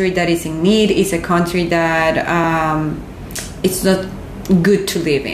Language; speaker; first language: English; non-native, fluent; Spanish